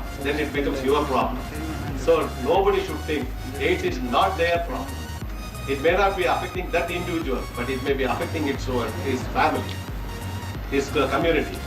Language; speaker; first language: English; non-native, local second language; Tamil